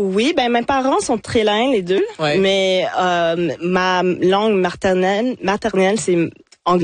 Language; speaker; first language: French; non-native, local second language; English